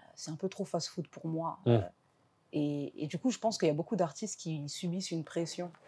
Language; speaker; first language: French; native; French